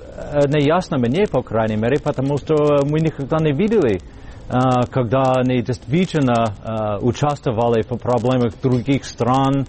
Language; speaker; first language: Russian; non-native, fluent; English